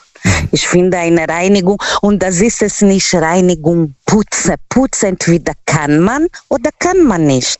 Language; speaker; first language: German; non-native, learner; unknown